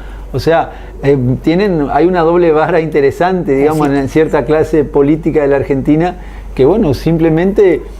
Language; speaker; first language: Spanish; native; Spanish